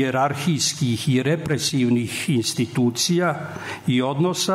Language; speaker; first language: Serbian; native; Serbian